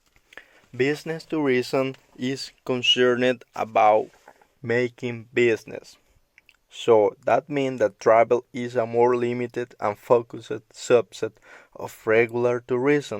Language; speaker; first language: English; non-native, learner; Spanish